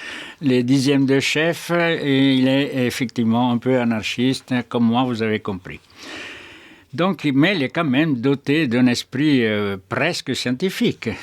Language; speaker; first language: French; native; French